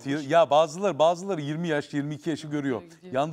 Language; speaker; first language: Turkish; native; Turkish